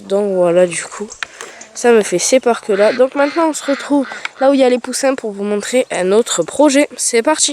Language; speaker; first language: French; native; French